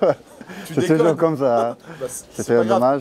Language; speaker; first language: French; non-native, learner; English